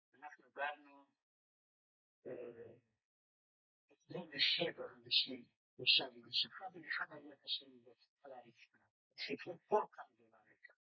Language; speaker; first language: Hebrew; non-native, fluent; Hungarian